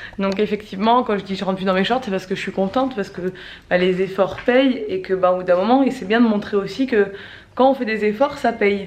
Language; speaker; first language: French; native; French